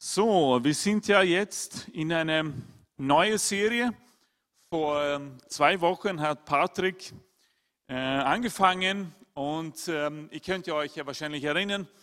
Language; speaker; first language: German; non-native, fluent; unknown